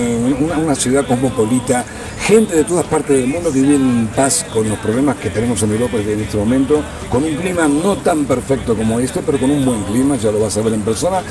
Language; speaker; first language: Spanish; native; Spanish